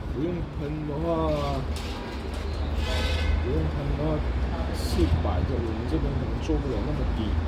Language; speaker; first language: Chinese; native; Chinese